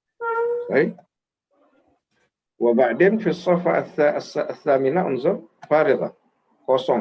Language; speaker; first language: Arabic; non-native, fluent; Indonesian